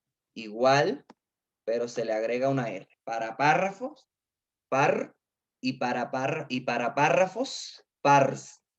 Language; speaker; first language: Spanish; native; Spanish